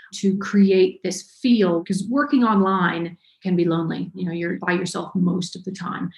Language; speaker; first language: English; native; English